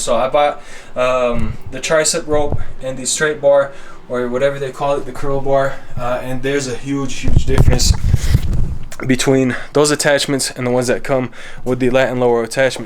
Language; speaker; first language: English; native; English